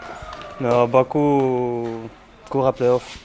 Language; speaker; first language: French; non-native, learner; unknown